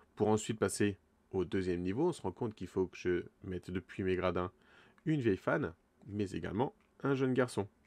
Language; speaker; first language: French; native; French